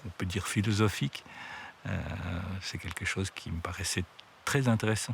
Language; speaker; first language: French; native; French